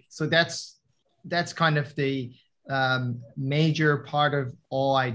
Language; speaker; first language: English; non-native, fluent; Persian